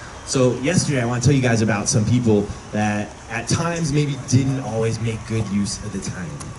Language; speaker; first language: English; native; English